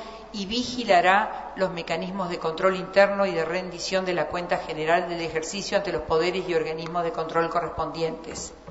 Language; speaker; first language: Spanish; native; Spanish